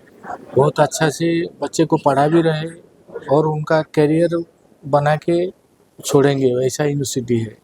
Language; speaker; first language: Hindi; non-native, local second language; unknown